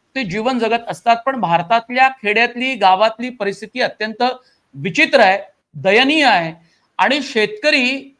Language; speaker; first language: Marathi; native; Marathi